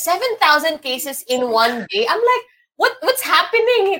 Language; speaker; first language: English; non-native, local second language; Filipino